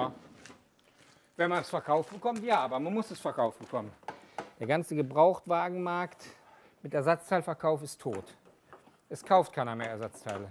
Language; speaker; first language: German; native; German